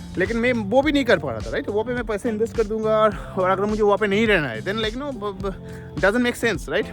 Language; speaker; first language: Hindi; non-native, local second language; Bangla